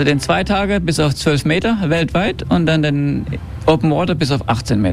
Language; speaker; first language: German; non-native, fluent; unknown